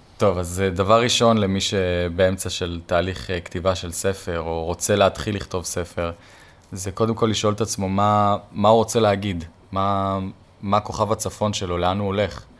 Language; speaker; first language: Hebrew; native; Hebrew